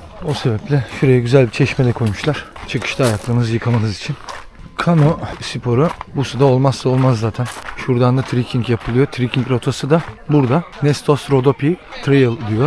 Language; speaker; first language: Turkish; native; Turkish